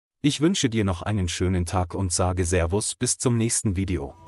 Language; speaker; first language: German; native; German